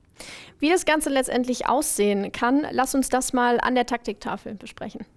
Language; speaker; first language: German; native; German